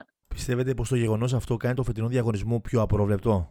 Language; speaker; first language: Greek; native; Greek